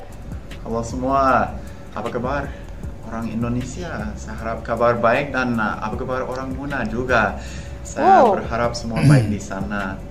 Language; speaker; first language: Indonesian; non-native, fluent; English